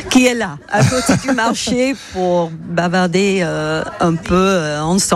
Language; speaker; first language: French; non-native, learner; English